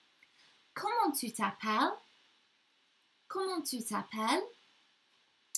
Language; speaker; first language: French; non-native, learner; English